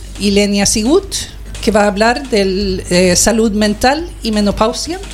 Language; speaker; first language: Spanish; non-native, fluent; Swedish